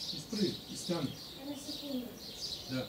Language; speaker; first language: Bulgarian; non-native, learner; Russian